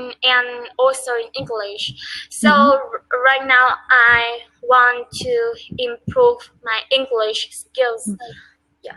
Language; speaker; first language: English; non-native, learner; Vietnamese